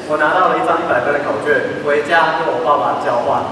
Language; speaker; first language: Chinese; native; Chinese